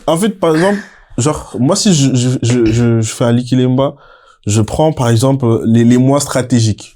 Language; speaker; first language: French; native; French